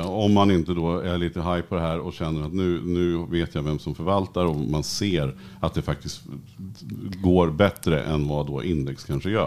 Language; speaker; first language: Swedish; native; Swedish